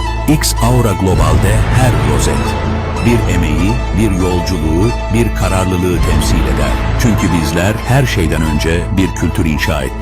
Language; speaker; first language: Turkish; native; Turkish